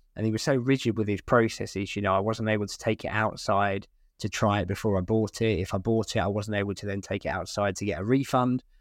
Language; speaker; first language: English; native; English